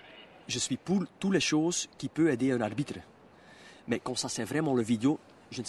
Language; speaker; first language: French; non-native, local second language; Dutch